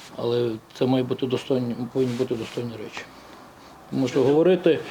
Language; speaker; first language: Ukrainian; native; Ukrainian